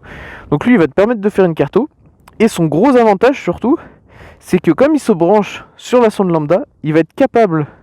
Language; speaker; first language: French; native; French